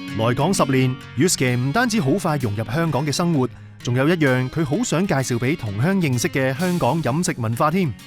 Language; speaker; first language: Cantonese; native; Cantonese